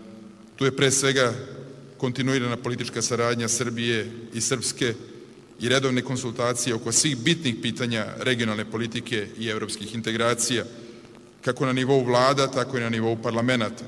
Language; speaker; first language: Serbian; native; Serbian